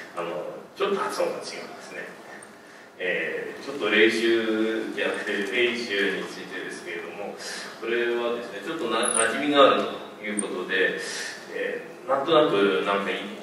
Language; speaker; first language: Japanese; native; Japanese